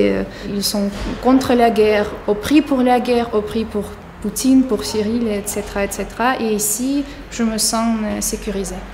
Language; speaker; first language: French; non-native, fluent; Ukrainian